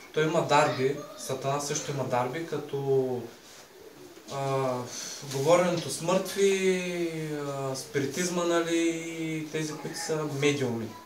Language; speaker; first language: Bulgarian; native; Bulgarian